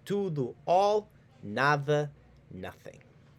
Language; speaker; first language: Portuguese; non-native, fluent; English